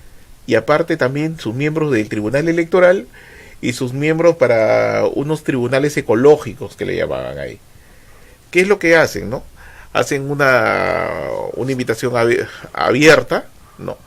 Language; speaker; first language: Spanish; native; Spanish